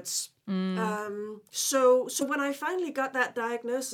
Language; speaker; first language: English; non-native, fluent; Danish